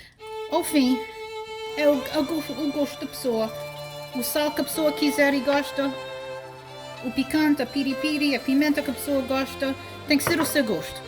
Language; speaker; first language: Portuguese; early bilingual, heritage; Portuguese